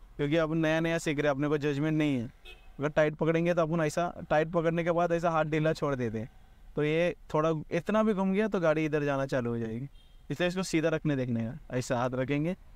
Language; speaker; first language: Hindi; non-native, local second language; Marathi